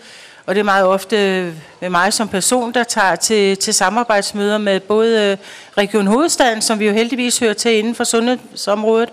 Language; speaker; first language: Danish; native; Danish